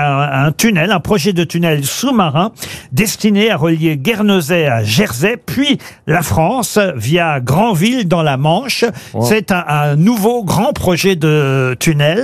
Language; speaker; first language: French; native; French